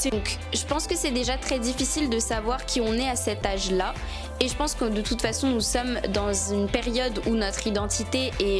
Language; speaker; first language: French; native; French